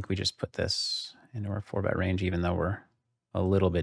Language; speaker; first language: English; native; English